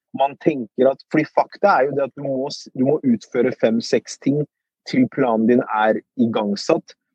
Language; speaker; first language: Norwegian; early bilingual, other home language; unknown